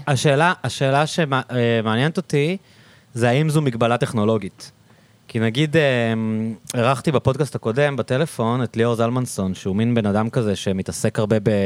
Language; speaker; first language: Hebrew; native; Hebrew